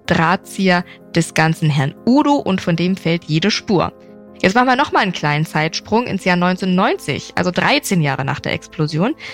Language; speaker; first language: German; native; German